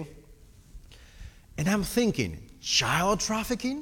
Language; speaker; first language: English; non-native, fluent; Spanish